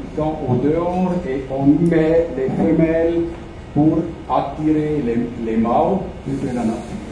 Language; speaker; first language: French; non-native, fluent; German